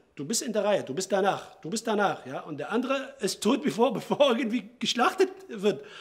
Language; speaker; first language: German; non-native, fluent; Arabic